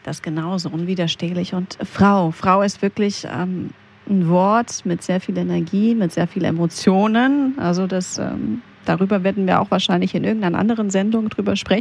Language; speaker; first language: German; native; German